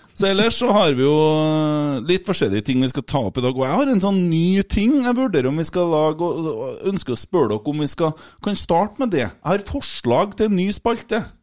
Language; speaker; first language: Norwegian; native; Norwegian